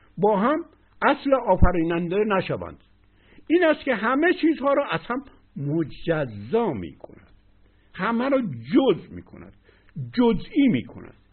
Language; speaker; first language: Persian; native; Persian